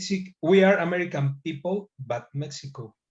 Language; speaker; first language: English; non-native, learner; Spanish